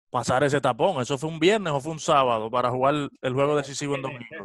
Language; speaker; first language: Spanish; native; Spanish